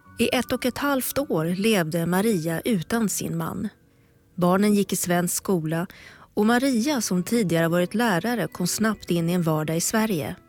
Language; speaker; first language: Swedish; native; Swedish